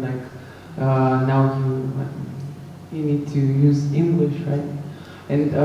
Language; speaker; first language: English; non-native, fluent; Russian